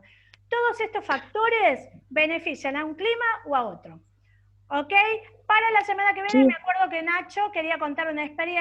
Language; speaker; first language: Spanish; native; Spanish